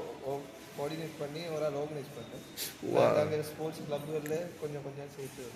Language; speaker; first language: Tamil; native; Tamil